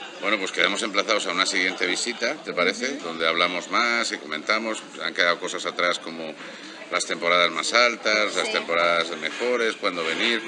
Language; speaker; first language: Spanish; native; Spanish